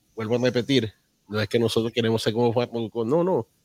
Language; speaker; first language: Spanish; native; Spanish